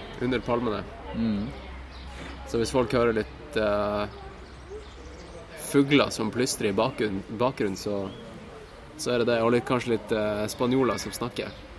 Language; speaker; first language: Norwegian; native; Norwegian